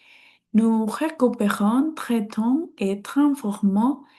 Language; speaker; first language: French; non-native, learner; Spanish